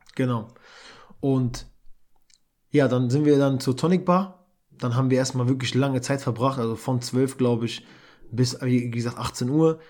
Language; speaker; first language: German; early bilingual, other home language; Albanian